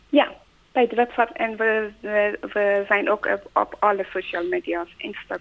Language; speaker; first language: Dutch; non-native, learner; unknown